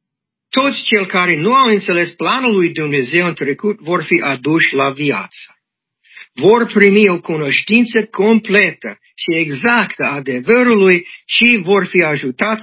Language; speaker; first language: Romanian; non-native, learner; English